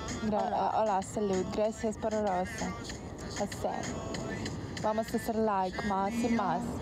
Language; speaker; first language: Spanish; non-native, learner; Ukrainian